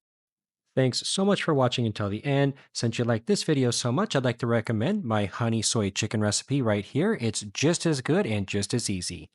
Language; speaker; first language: English; native; English